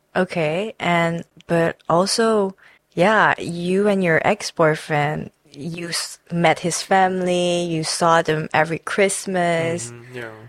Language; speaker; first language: English; non-native, fluent; Chinese